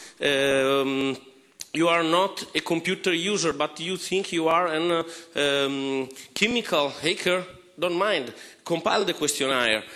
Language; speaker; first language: English; non-native, fluent; Italian